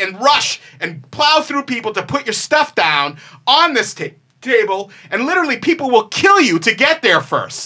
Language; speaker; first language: English; native; English